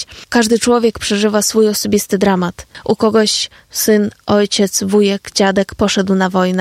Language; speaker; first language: Polish; non-native, fluent; Ukrainian